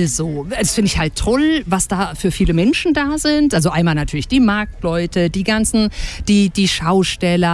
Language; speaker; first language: German; native; German